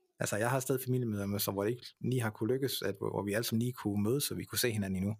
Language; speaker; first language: Danish; early bilingual, other home language; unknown